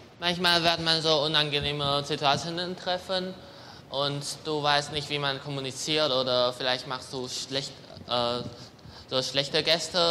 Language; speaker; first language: German; non-native, learner; Chinese